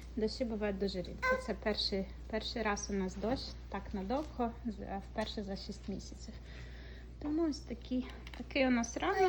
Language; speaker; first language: Ukrainian; native; Ukrainian